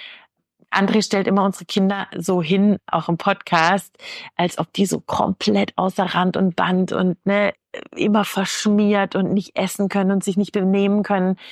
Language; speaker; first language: German; native; German